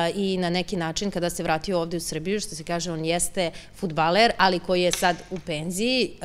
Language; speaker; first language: Serbian; native; Serbian